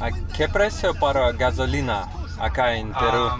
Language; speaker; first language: Spanish; non-native, learner; Russian